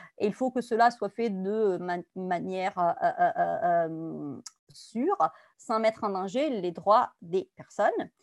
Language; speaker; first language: French; non-native, fluent; Italian